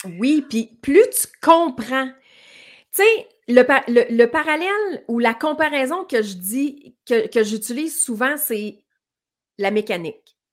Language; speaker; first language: French; native; French